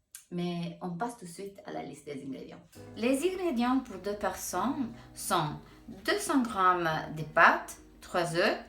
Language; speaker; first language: French; non-native, fluent; Italian